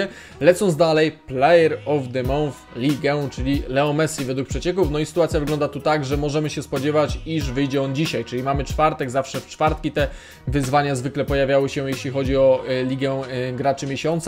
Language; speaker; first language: Polish; native; Polish